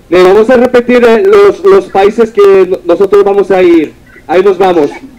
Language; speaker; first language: Spanish; non-native, learner; Korean